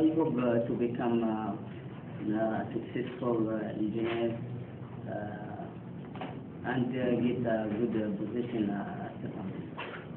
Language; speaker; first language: English; non-native, learner; Arabic